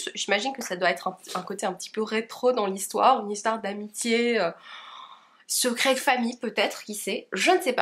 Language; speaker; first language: French; native; French